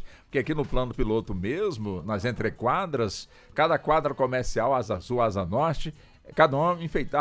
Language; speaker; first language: Portuguese; native; Portuguese